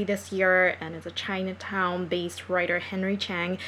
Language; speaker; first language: English; non-native, fluent; Japanese